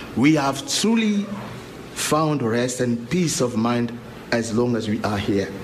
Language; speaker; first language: English; non-native, learner; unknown